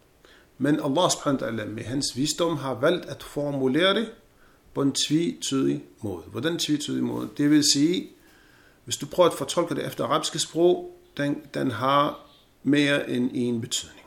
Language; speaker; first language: Danish; non-native, fluent; Arabic